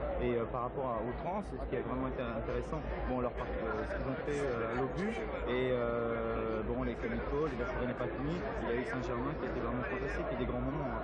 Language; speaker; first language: French; native; French